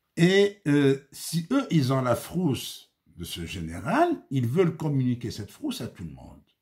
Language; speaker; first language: French; non-native, local second language; Arabic